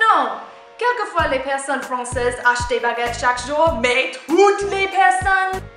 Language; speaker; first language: French; non-native, learner; English